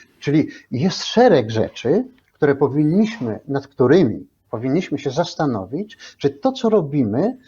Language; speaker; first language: Polish; native; Polish